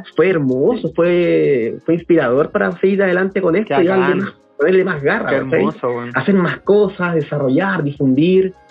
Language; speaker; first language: Spanish; native; Spanish